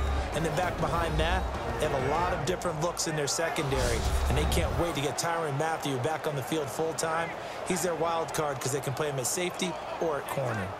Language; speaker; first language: English; native; English